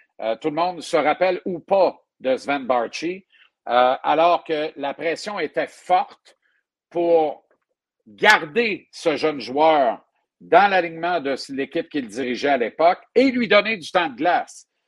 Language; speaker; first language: French; native; French